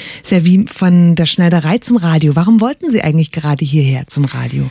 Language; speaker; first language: German; native; German